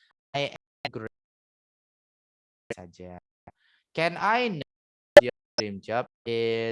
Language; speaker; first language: English; non-native, local second language; Indonesian